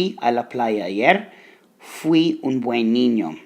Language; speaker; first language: Spanish; non-native, fluent; English